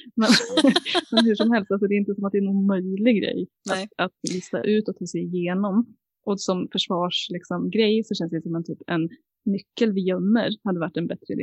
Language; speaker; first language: Swedish; native; Swedish